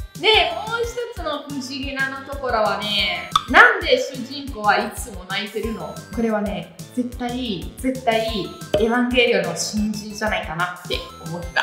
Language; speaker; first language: Japanese; non-native, fluent; Italian